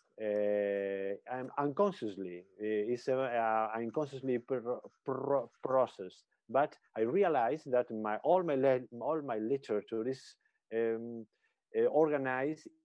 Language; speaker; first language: English; non-native, learner; Spanish